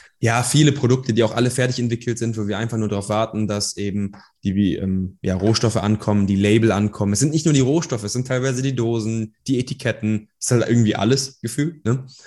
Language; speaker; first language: German; early bilingual, other home language; Persian